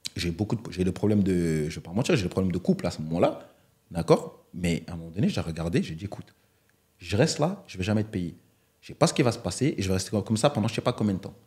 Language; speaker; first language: French; native; French